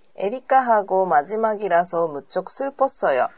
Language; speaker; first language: Korean; non-native, learner; Japanese